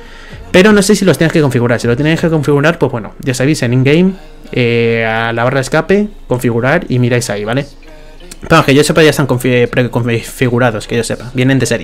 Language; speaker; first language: Spanish; native; Spanish